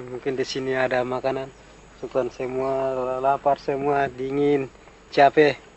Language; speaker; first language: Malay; non-native, local second language; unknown